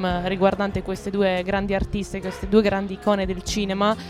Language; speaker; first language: Italian; native; Italian